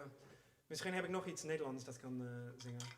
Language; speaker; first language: Dutch; non-native, fluent; English